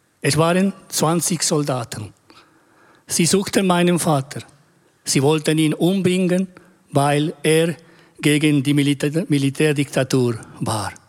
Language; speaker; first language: German; non-native, fluent; Spanish